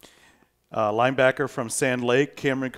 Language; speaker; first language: English; native; English